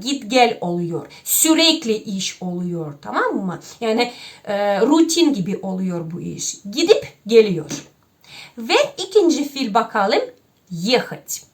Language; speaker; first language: Turkish; non-native, fluent; Russian